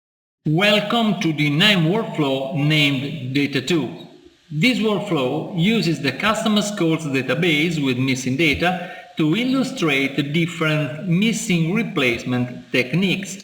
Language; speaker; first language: English; non-native, fluent; Italian